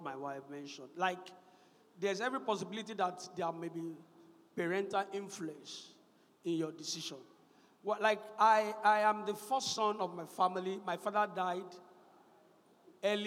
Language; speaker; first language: English; non-native, local second language; Yoruba